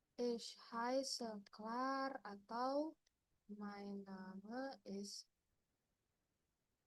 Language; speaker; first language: German; non-native, learner; Indonesian